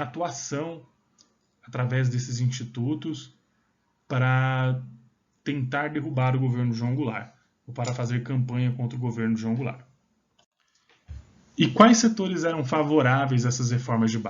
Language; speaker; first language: Portuguese; native; Portuguese